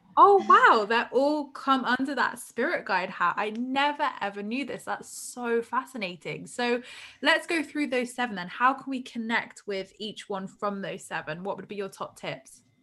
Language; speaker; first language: English; native; English